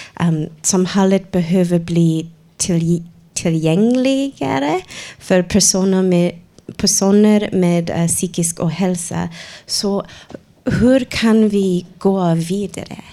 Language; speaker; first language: Swedish; non-native, fluent; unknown